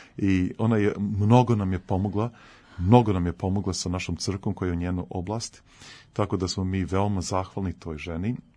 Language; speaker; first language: Serbian; early bilingual, heritage; Serbian